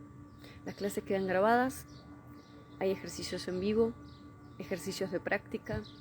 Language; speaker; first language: Spanish; native; Spanish